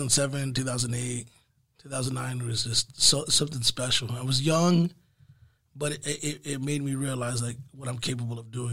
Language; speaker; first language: English; early bilingual, other home language; Spanish